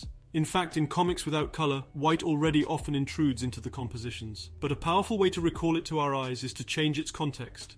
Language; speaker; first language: English; non-native, fluent; French